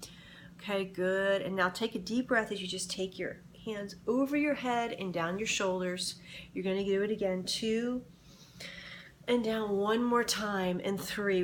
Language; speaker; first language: English; native; English